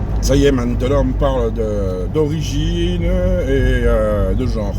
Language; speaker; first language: French; native; French